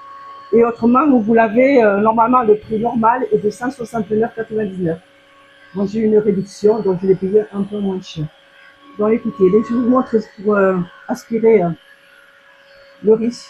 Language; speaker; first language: French; native; French